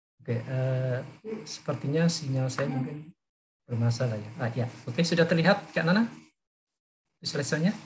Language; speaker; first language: Indonesian; native; Indonesian